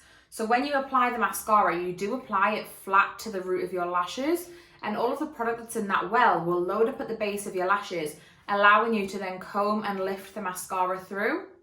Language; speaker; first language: English; native; English